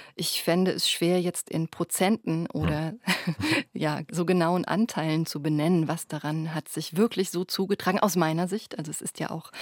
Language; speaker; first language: German; native; German